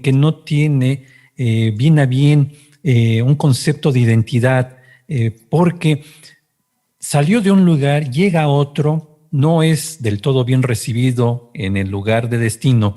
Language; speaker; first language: Spanish; native; Spanish